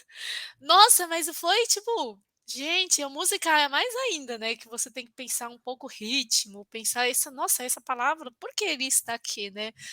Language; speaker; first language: Portuguese; non-native, fluent; Chinese